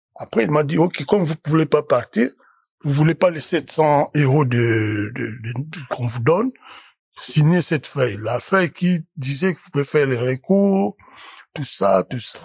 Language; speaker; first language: French; non-native, local second language; Lingala